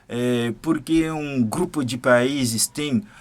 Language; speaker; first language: Portuguese; non-native, fluent; Haitian Creole